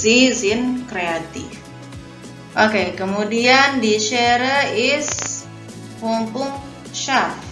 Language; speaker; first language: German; non-native, fluent; Indonesian